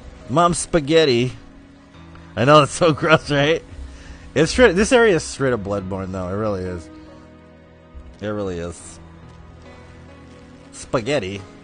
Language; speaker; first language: English; native; English